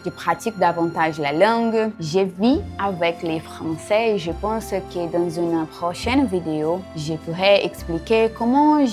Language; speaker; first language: French; non-native, learner; Portuguese